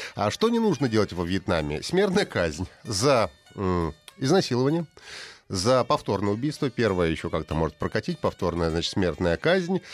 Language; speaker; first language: Russian; native; Russian